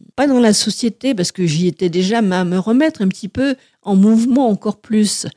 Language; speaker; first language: French; native; French